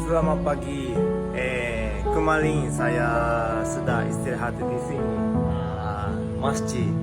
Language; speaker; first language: Indonesian; non-native, learner; Japanese